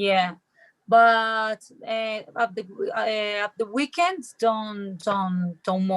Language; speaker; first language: English; non-native, learner; Spanish